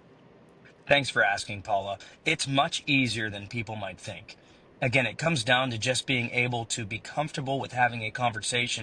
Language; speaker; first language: English; native; English